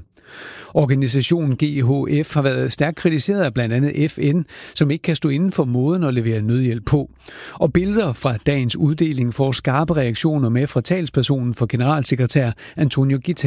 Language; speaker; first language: Danish; native; Danish